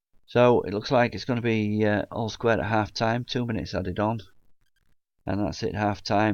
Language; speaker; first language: English; native; English